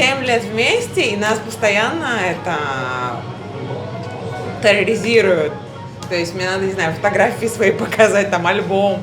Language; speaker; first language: Russian; native; Russian